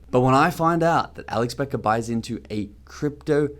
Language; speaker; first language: English; native; English